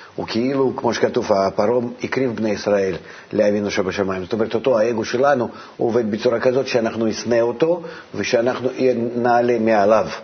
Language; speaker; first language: Hebrew; non-native, fluent; Russian